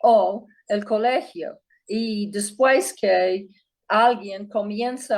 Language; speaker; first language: Spanish; non-native, fluent; English